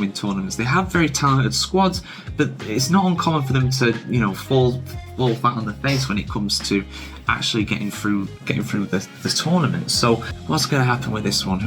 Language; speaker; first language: English; native; English